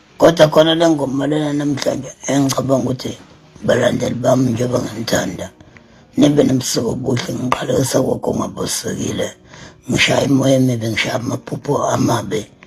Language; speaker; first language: Zulu; native; Zulu